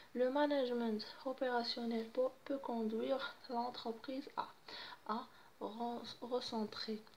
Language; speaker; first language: French; non-native, local second language; Arabic